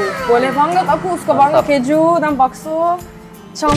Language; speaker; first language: Indonesian; non-native, fluent; Turkish